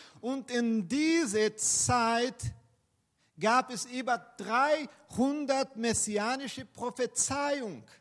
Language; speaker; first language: German; non-native, fluent; Portuguese